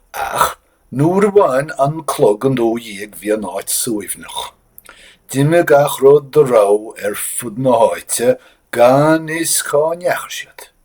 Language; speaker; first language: Irish; native; Irish